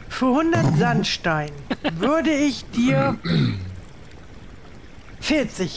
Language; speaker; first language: German; native; German